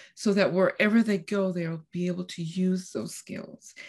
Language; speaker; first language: English; non-native, fluent; Spanish